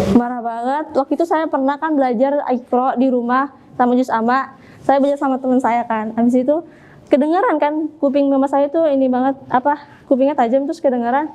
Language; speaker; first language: Indonesian; native; Indonesian